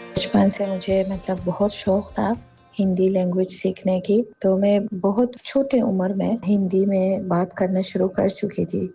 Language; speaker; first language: Urdu; non-native, fluent; Tajik